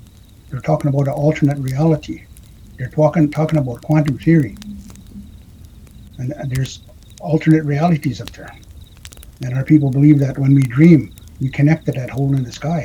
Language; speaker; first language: English; native; English